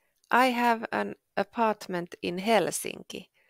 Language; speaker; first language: English; non-native, fluent; Finnish